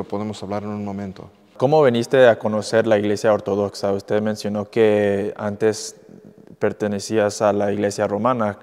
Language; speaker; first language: Spanish; early bilingual, heritage; English